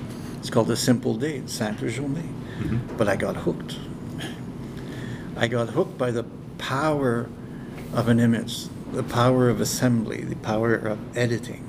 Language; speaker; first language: English; native; English